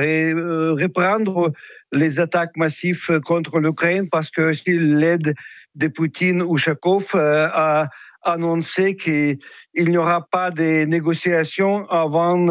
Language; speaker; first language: French; non-native, fluent; Russian